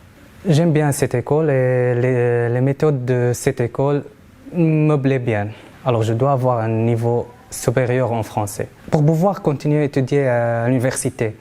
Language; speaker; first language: French; non-native, fluent; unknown